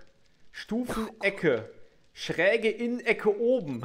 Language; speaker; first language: German; native; German